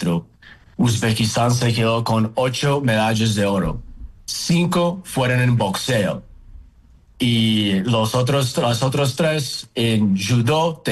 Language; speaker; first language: Spanish; non-native, fluent; Uzbek